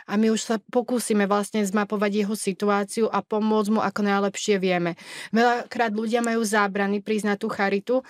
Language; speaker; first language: Slovak; native; Slovak